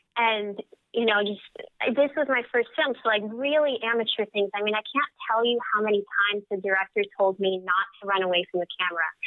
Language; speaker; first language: English; native; English